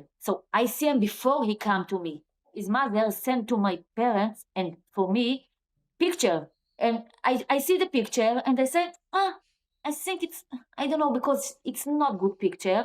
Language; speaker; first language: English; non-native, learner; Hebrew